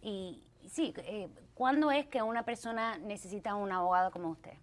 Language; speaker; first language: Spanish; early bilingual, heritage; Spanish